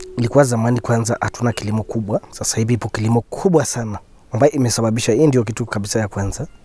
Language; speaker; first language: Swahili; non-native, local second language; Masai